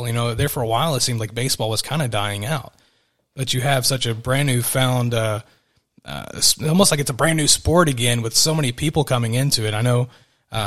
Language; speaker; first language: English; native; English